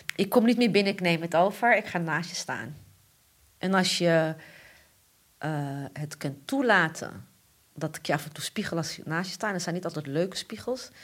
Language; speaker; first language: Dutch; early bilingual, other home language; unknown